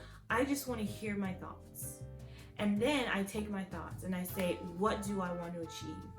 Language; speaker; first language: English; native; English